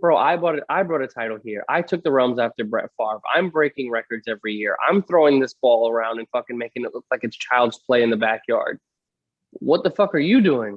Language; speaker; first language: English; native; English